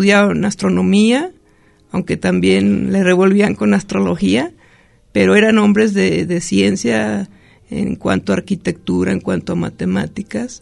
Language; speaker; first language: Spanish; native; Spanish